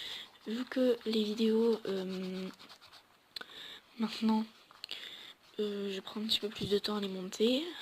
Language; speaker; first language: French; native; French